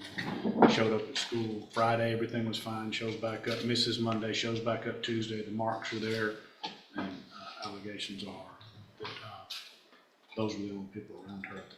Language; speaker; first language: English; native; English